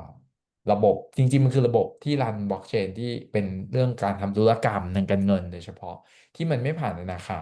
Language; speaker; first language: Thai; native; Thai